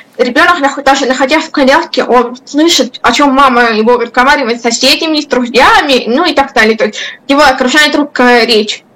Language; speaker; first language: Russian; non-native, local second language; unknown